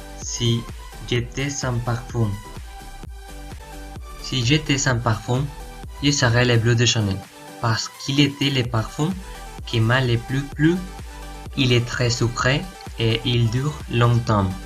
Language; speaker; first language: French; non-native, learner; Spanish